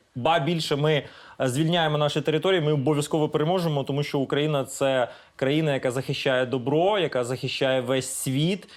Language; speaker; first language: Ukrainian; non-native, local second language; Russian